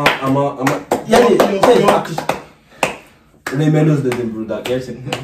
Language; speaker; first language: Turkish; non-native, learner; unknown